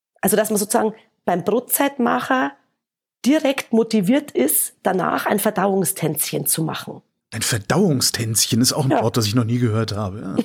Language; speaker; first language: German; native; German